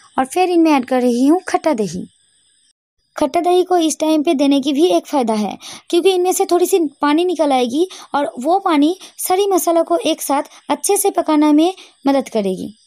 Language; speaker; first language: Hindi; non-native, local second language; Bangla